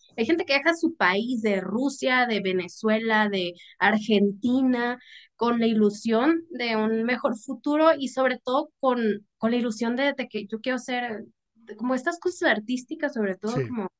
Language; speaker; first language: Spanish; native; Spanish